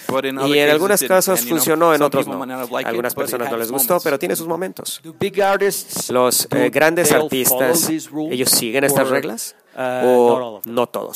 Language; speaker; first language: Spanish; native; Spanish